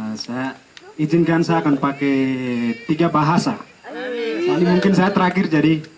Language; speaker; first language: Indonesian; non-native, fluent; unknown